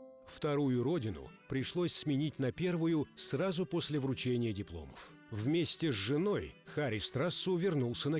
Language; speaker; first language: Russian; native; Russian